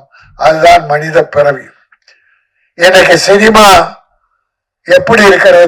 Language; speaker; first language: Tamil; native; Tamil